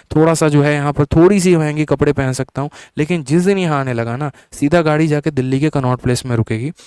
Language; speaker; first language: Hindi; native; Hindi